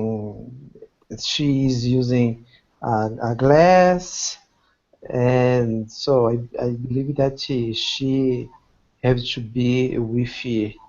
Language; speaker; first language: English; non-native, learner; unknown